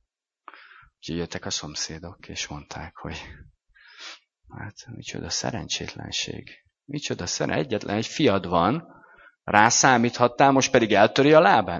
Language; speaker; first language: Hungarian; native; Hungarian